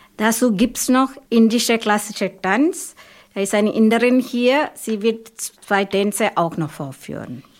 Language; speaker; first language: German; non-native, fluent; Malayalam